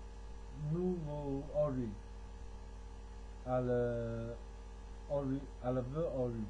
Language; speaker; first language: French; non-native, learner; Chinese